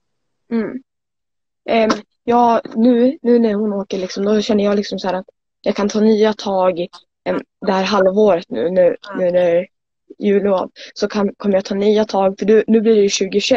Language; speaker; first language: Swedish; native; Swedish